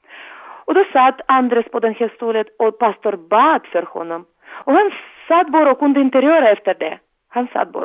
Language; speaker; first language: Swedish; non-native, fluent; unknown